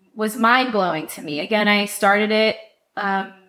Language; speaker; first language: English; native; English